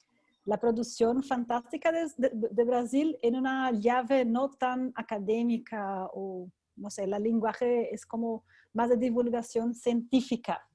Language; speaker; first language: Spanish; non-native, fluent; Portuguese